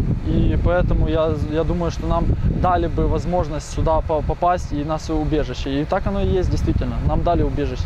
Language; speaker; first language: Russian; native; Russian